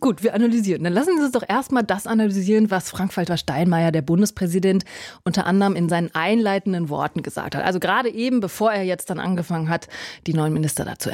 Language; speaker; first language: German; native; German